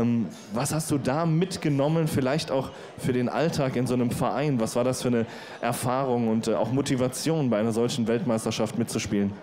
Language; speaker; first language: German; native; German